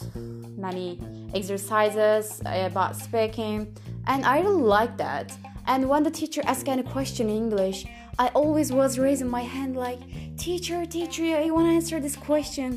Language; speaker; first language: English; non-native, fluent; Turkish